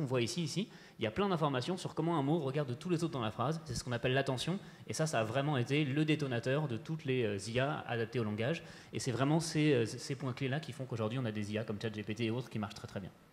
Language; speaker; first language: French; native; French